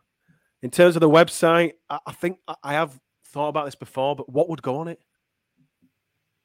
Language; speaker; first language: English; native; English